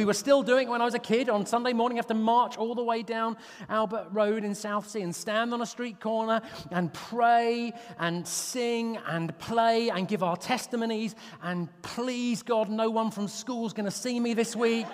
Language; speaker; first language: English; native; English